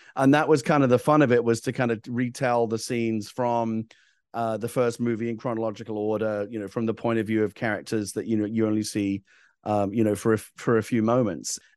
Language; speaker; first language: English; native; English